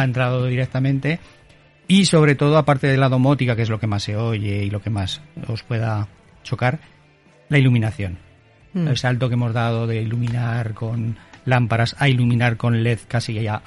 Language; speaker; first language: Spanish; native; Spanish